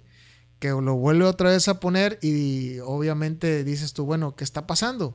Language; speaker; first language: Spanish; native; Spanish